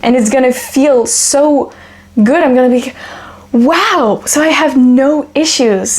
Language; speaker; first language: English; non-native, fluent; French